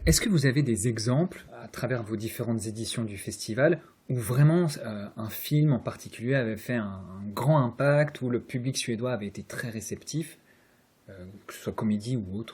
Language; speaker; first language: French; native; French